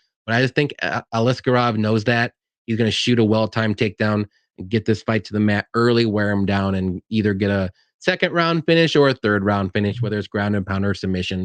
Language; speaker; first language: English; native; English